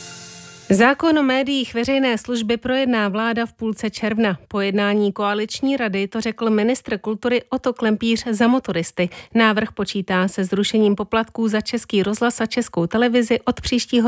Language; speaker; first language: Czech; native; Czech